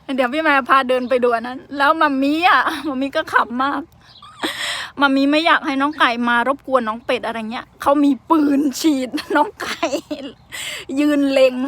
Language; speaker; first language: Thai; non-native, local second language; Khmer